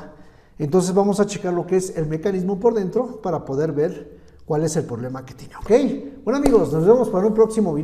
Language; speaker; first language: Spanish; native; Spanish